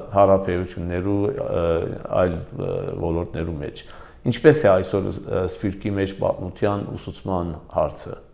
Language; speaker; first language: Armenian; early bilingual, heritage; Armenian